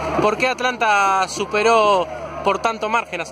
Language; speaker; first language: Spanish; native; Spanish